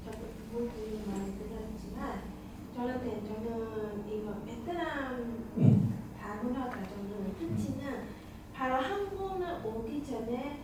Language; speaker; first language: Korean; non-native, learner; Vietnamese